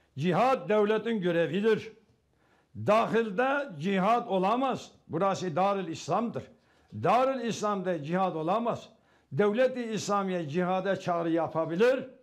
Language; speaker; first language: Turkish; non-native, local second language; Kurdish